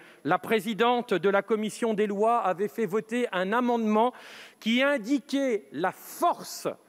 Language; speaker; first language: French; native; French